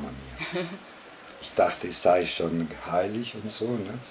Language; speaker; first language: German; non-native, fluent; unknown